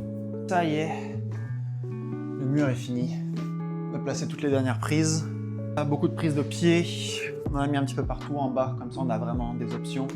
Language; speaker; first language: French; native; French